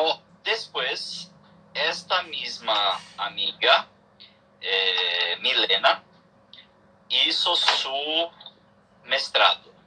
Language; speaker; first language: Spanish; non-native, learner; Portuguese